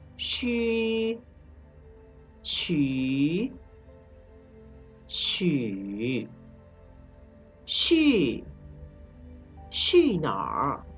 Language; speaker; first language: Chinese; non-native, fluent; Thai